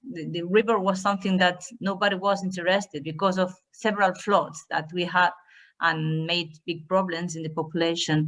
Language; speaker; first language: English; non-native, learner; Spanish